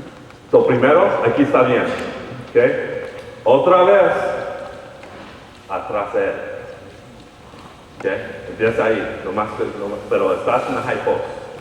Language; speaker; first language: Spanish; early bilingual, heritage; Spanish